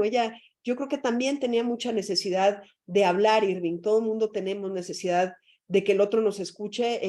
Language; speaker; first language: Spanish; native; Spanish